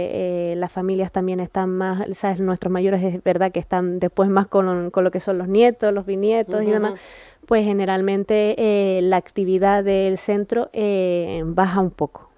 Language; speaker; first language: Spanish; native; Spanish